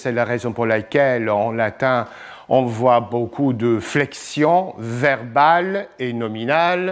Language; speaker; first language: French; non-native, fluent; English